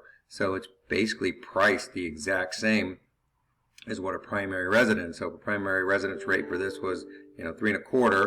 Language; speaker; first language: English; native; English